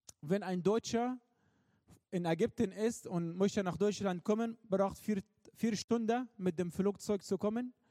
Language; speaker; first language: German; non-native, fluent; Arabic